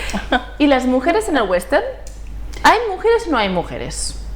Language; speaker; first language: Spanish; non-native, local second language; Catalan